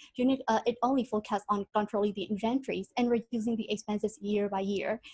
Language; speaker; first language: English; non-native, fluent; Burmese